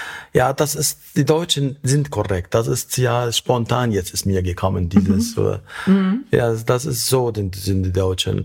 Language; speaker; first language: German; non-native, learner; Arabic